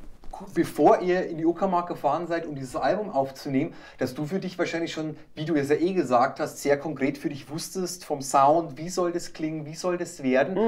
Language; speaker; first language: German; native; German